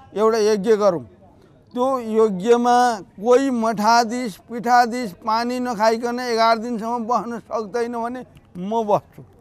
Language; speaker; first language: Nepali; native; Nepali